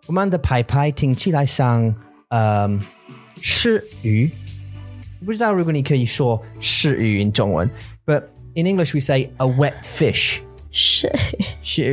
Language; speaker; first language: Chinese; non-native, learner; English